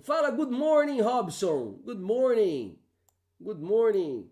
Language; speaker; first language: English; non-native, fluent; Portuguese